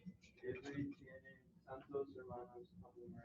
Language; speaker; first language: Spanish; non-native, learner; English